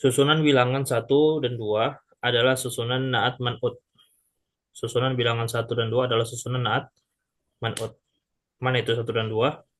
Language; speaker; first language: Indonesian; native; Indonesian